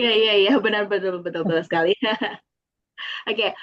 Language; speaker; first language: Indonesian; native; Indonesian